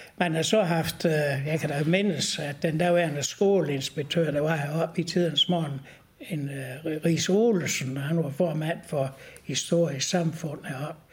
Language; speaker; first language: Danish; native; Danish